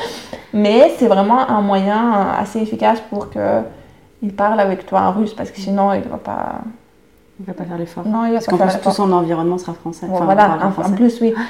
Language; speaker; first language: French; non-native, fluent; Russian